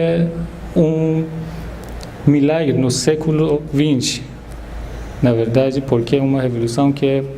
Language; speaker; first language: Portuguese; non-native, fluent; Persian